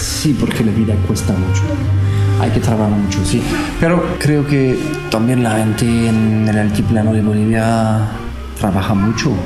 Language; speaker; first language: Spanish; non-native, learner; French